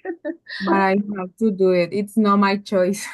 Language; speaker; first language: English; non-native, learner; Spanish